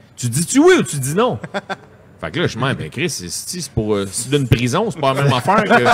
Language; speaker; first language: French; native; French